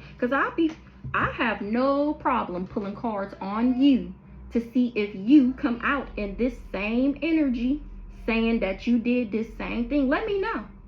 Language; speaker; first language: English; native; English